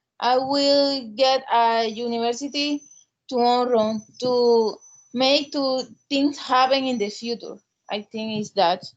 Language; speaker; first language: English; non-native, learner; Spanish